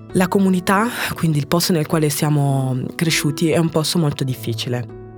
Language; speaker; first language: Italian; early bilingual, other home language; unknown